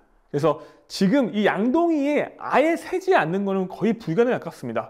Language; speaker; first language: Korean; native; Korean